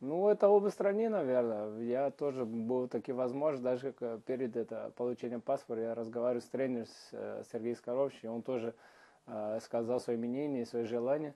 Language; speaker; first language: Russian; non-native, learner; Portuguese